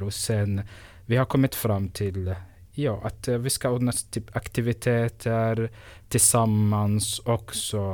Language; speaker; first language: Swedish; non-native, fluent; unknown